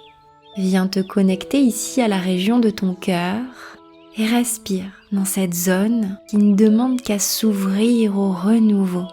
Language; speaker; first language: French; native; French